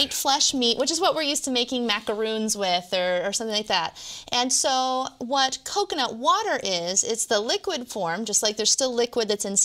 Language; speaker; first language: English; native; English